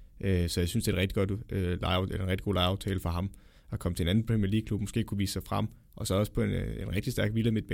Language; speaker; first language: Danish; native; Danish